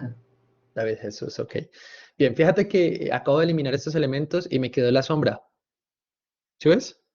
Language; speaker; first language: Spanish; native; Spanish